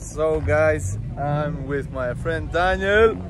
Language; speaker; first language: English; non-native, learner; Greek